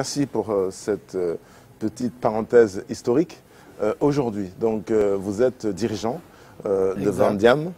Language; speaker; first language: French; native; French